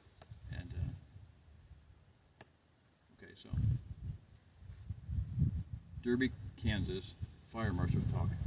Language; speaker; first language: English; native; English